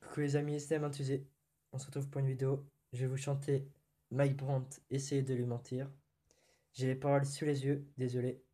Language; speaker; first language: French; native; French